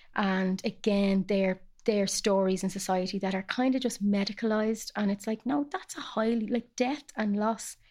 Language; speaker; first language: English; native; English